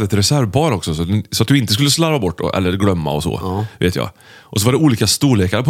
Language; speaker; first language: Swedish; native; Swedish